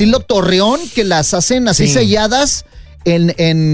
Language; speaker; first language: Spanish; native; Spanish